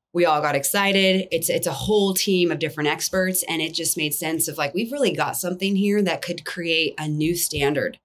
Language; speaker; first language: English; native; English